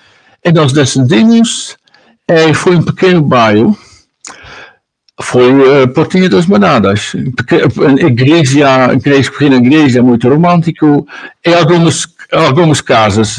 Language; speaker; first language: Portuguese; non-native, learner; Dutch